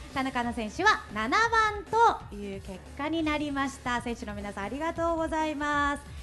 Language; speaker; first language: Japanese; native; Japanese